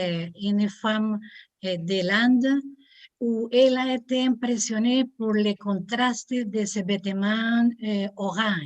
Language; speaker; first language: French; non-native, learner; Spanish